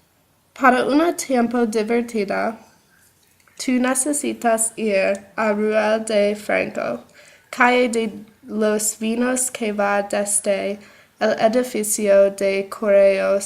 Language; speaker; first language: Spanish; non-native, learner; English